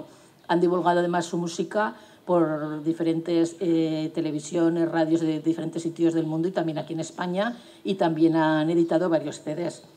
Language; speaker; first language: Spanish; native; Spanish